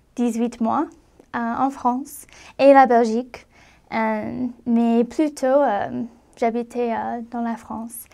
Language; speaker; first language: French; non-native, fluent; English